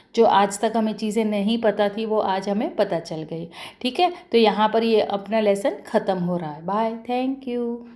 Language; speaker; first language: Hindi; non-native, local second language; Marathi